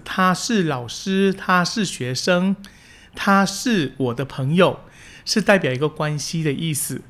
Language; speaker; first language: Chinese; early bilingual, heritage; Chinese